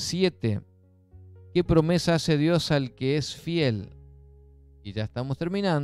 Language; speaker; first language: Spanish; native; Spanish